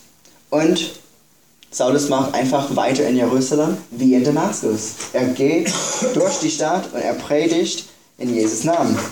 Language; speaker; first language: German; non-native, fluent; English